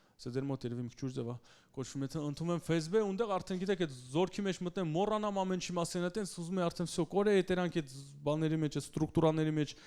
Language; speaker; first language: Armenian; early bilingual, heritage; Russian